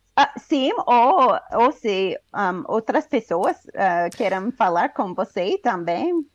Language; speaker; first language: Portuguese; non-native, learner; English